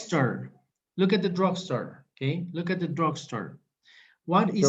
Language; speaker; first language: English; non-native, fluent; Spanish